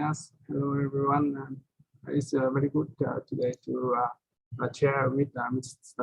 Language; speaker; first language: English; non-native, fluent; Vietnamese